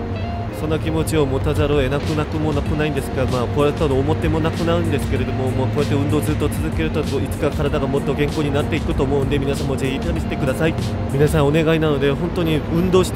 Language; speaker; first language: Japanese; non-native, fluent; Korean